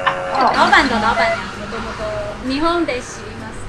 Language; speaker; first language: Japanese; non-native, learner; Chinese